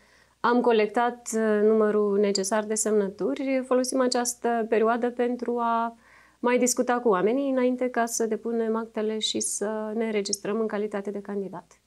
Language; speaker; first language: Romanian; native; Romanian